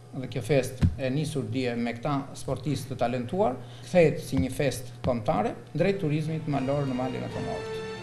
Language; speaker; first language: Albanian; native; Albanian